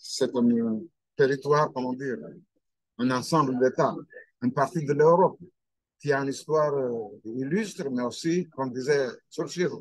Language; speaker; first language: French; non-native, fluent; Albanian